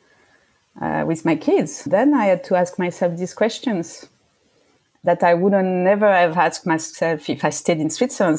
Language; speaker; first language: English; non-native, fluent; French